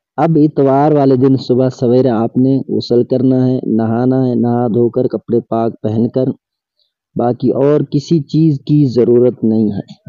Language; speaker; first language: Urdu; non-native, local second language; Sindhi